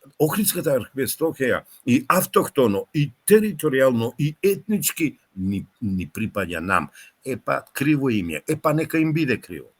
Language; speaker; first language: Macedonian; native; Macedonian